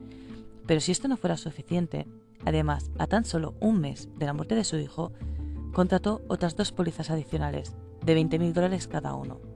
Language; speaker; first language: Spanish; native; Spanish